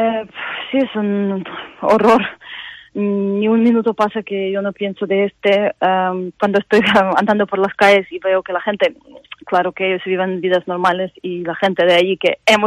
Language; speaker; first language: Spanish; non-native, fluent; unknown